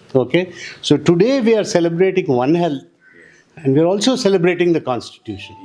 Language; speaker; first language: English; non-native, local second language; Telugu